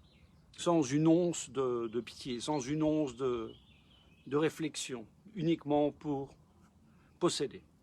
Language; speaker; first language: French; native; French